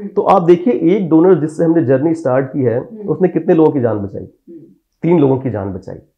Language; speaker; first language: Hindi; native; Hindi